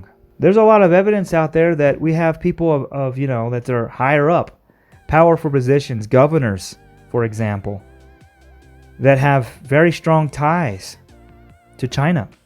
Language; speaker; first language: English; native; English